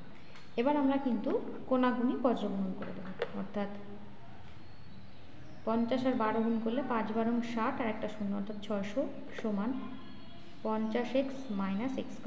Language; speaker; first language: Bangla; native; Bangla